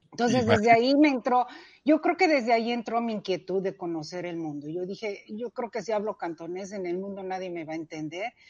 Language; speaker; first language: Spanish; early bilingual, other home language; Cantonese